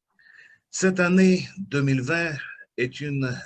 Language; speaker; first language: French; non-native, fluent; Russian